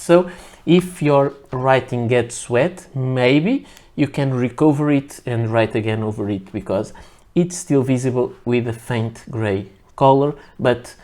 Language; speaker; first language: English; non-native, fluent; Portuguese